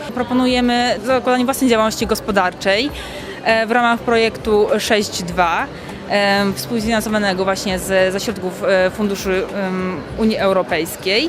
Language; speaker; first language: Polish; native; Polish